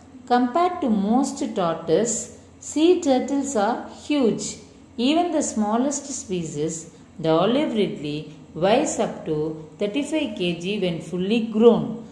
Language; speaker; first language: English; non-native, local second language; Tamil